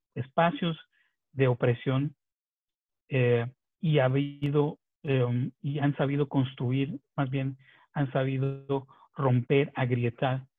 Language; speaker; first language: Spanish; non-native, local second language; Yucateco